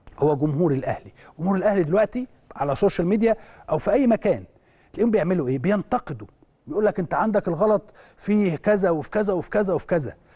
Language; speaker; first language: Arabic; native; Arabic